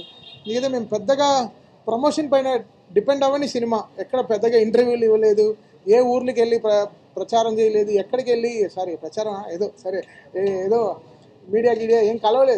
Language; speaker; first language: Telugu; native; Telugu